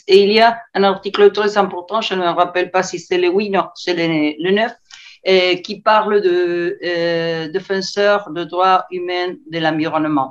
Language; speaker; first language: French; non-native, learner; Spanish